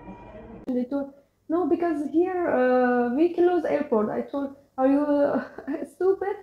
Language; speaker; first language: English; non-native, learner; Persian